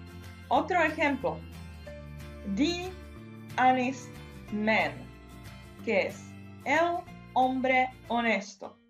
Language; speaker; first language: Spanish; non-native, fluent; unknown